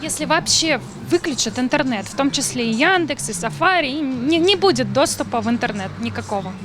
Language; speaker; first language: Russian; native; Russian